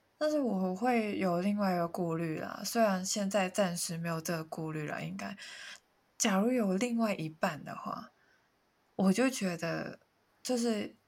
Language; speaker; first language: Chinese; non-native, local second language; Cantonese